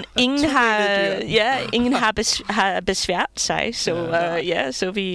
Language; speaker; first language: Danish; non-native, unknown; English